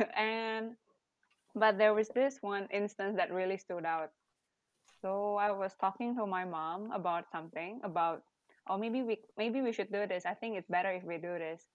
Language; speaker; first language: English; non-native, fluent; Indonesian